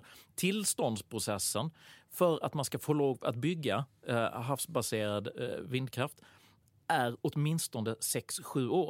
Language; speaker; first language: Swedish; native; Swedish